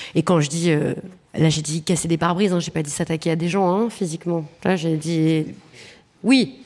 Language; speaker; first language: French; native; French